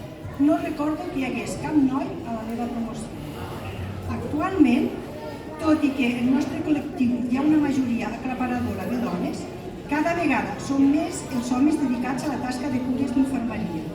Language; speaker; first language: Catalan; native; Catalan